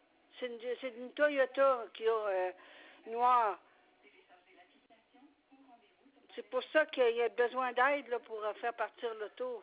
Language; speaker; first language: French; native; French